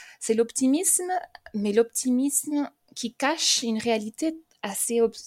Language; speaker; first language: French; early bilingual, other home language; English